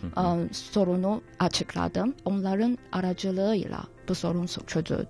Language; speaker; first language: Turkish; non-native, fluent; Chinese